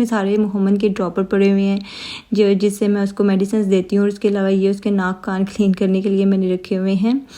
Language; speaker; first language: Urdu; native; Urdu